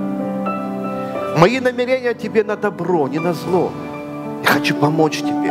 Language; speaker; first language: Russian; native; Russian